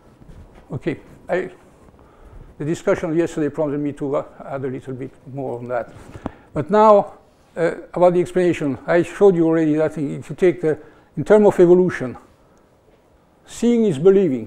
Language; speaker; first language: English; non-native, fluent; French